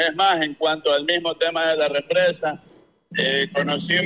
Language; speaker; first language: Spanish; native; Spanish